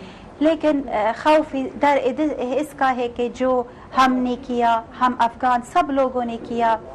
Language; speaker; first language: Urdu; non-native, learner; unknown